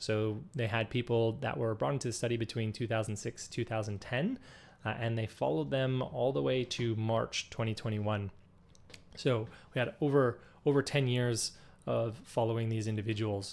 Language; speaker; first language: English; native; English